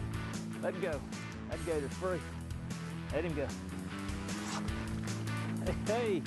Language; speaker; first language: English; native; English